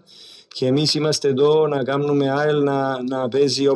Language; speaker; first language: Greek; non-native, learner; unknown